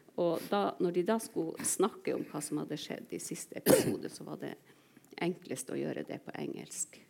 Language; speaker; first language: Norwegian; non-native, local second language; Northern Sami